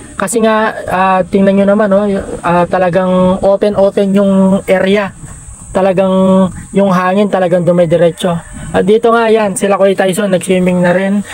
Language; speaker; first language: Filipino; non-native, local second language; Pampanga